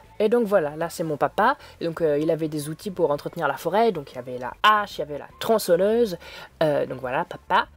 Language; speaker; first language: French; native; French